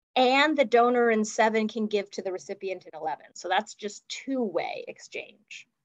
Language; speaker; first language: English; native; English